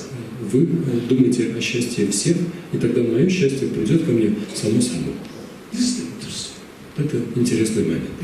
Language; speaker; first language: Russian; native; Russian